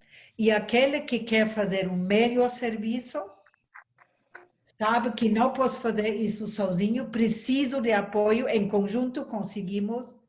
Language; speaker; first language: Portuguese; non-native, fluent; German